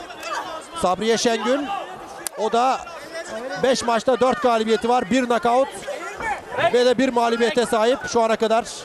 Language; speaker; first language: Turkish; native; Turkish